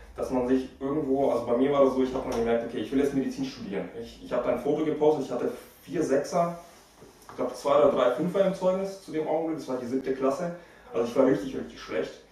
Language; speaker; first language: German; early bilingual, other home language; Russian